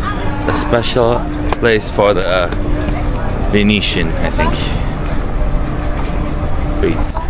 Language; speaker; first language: English; non-native, fluent; Indonesian